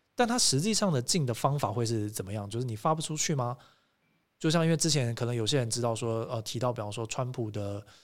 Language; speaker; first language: Chinese; native; Chinese